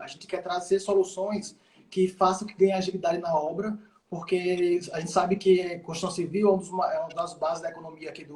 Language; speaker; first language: Portuguese; native; Portuguese